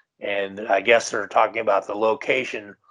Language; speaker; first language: English; native; English